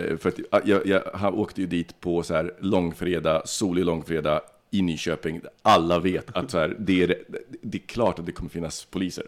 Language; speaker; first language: Swedish; early bilingual, other home language; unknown